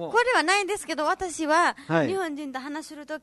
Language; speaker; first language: Japanese; non-native, learner; Nepali